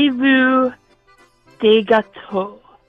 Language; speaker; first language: French; non-native, learner; English